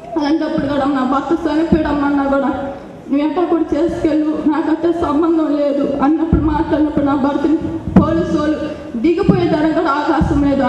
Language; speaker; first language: Telugu; native; Telugu